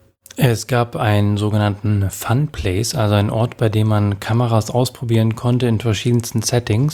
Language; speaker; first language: German; native; German